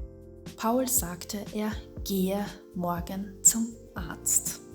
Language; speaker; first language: German; non-native, fluent; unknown